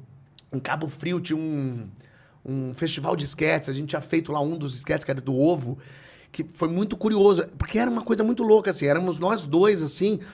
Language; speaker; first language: Portuguese; native; Portuguese